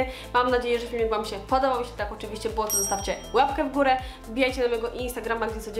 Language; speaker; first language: Polish; native; Polish